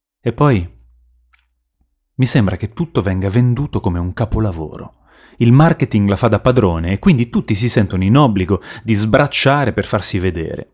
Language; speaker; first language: Italian; native; Italian